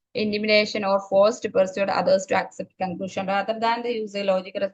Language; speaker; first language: English; non-native, local second language; Malayalam